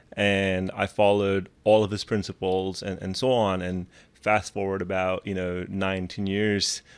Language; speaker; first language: English; non-native, local second language; Urdu